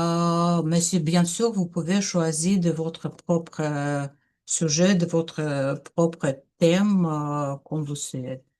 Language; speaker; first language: French; non-native, learner; Russian